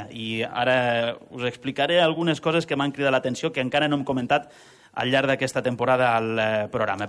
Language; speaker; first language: Catalan; native; Catalan